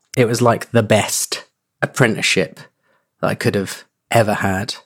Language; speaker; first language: English; native; English